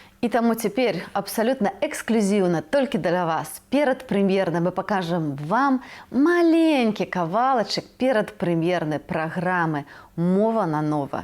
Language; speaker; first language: Belarusian; native; Belarusian